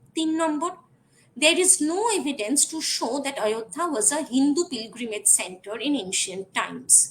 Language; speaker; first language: English; non-native, local second language; Bangla